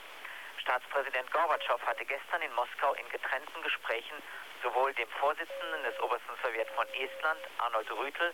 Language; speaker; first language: German; native; German